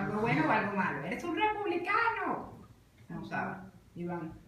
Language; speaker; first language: Spanish; native; Spanish